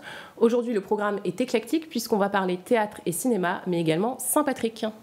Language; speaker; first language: French; native; French